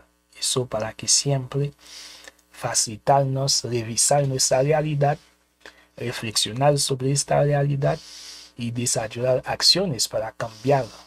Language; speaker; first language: Spanish; non-native, fluent; Haitian Creole